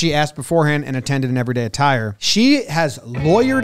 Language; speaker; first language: English; native; English